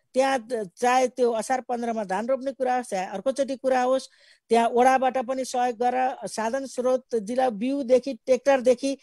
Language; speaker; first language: Nepali; native; Nepali